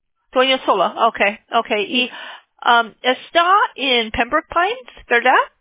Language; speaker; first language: Spanish; non-native, learner; English